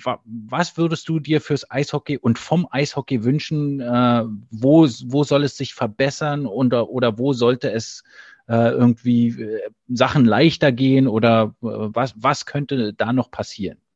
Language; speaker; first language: German; native; German